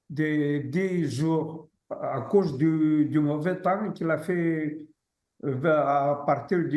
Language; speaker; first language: French; non-native, fluent; Greek